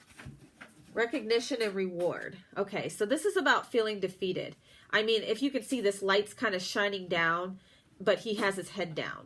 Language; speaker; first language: English; native; English